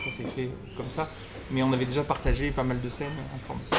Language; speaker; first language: French; native; French